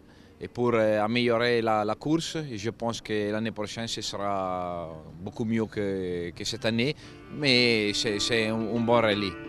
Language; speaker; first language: French; non-native, fluent; Italian